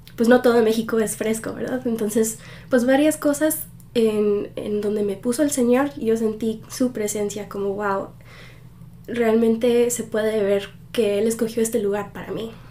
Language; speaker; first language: Spanish; early bilingual, heritage; Spanish